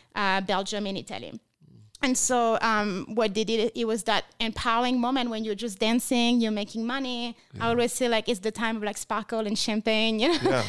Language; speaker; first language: English; non-native, fluent; French